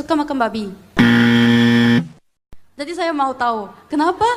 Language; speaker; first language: Indonesian; non-native, fluent; Korean